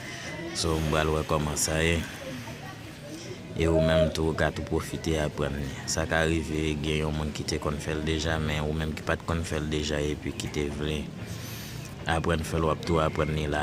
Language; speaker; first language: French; non-native, local second language; Haitian Creole